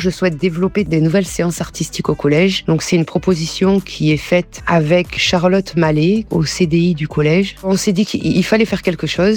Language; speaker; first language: French; early bilingual, other home language; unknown